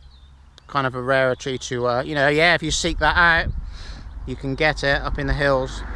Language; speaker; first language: English; native; English